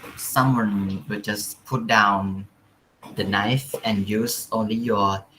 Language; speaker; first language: English; non-native, fluent; Thai